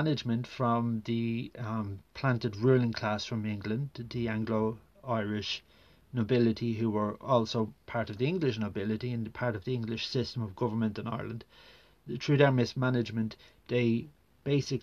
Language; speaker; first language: English; native; English